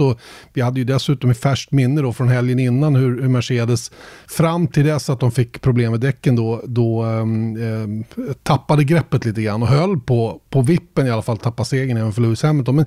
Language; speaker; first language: Swedish; native; Swedish